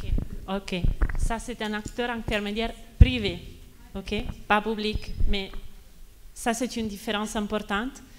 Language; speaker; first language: French; non-native, fluent; Italian